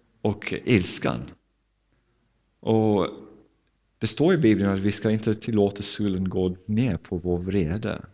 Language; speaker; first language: Swedish; non-native, fluent; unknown